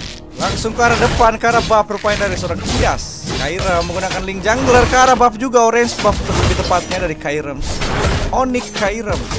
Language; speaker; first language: Indonesian; native; Indonesian